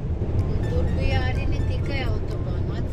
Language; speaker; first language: Latvian; non-native, local second language; Russian